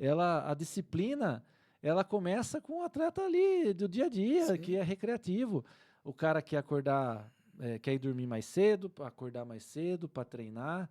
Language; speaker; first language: Portuguese; native; Portuguese